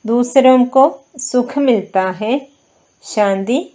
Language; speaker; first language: Hindi; non-native, local second language; Malayalam